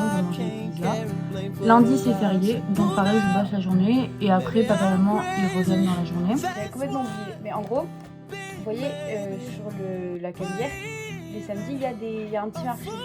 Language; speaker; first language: French; native; French